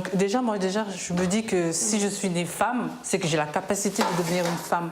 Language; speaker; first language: French; native; French